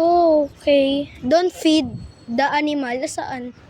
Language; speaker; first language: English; non-native, local second language; Filipino